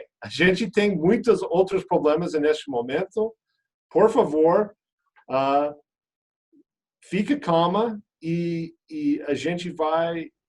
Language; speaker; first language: Portuguese; non-native, fluent; English